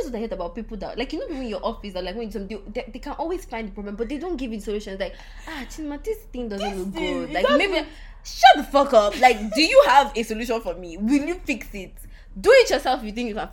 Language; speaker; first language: English; non-native, local second language; Yoruba